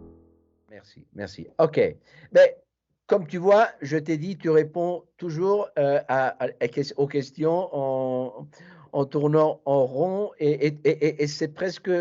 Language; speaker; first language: French; non-native, fluent; Italian